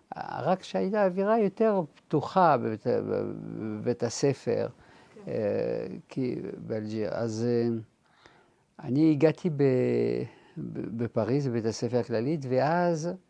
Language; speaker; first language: Hebrew; non-native, fluent; French